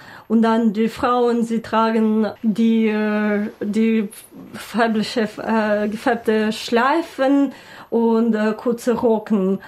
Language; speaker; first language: German; non-native, learner; Ukrainian